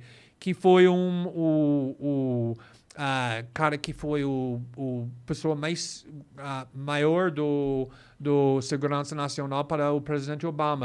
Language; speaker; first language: Portuguese; non-native, fluent; English